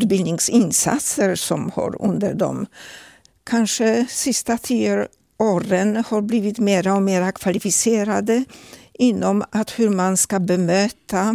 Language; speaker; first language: Swedish; non-native, fluent; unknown